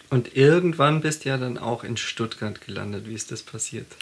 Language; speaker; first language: German; native; German